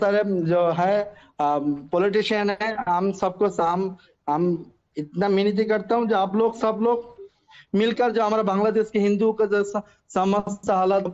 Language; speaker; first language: Hindi; non-native, learner; Bangla